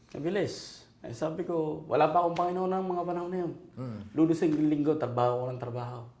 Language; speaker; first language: Filipino; native; Filipino